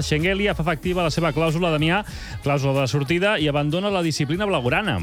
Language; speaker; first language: Catalan; native; Catalan